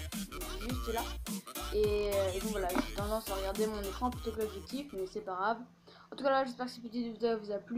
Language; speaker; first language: French; native; French